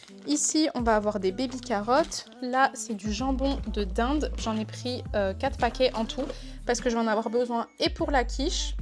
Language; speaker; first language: French; native; French